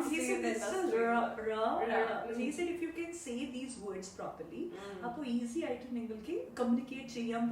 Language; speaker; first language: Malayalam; non-native, fluent; Hindi